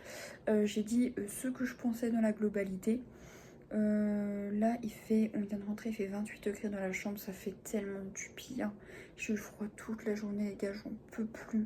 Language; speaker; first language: French; native; French